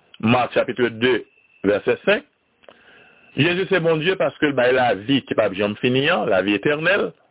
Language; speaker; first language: French; non-native, learner; Haitian Creole